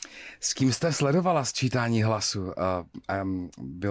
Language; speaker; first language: Czech; native; Czech